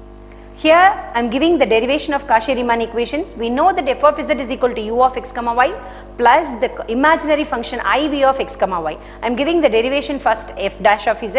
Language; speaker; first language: English; non-native, local second language; Tamil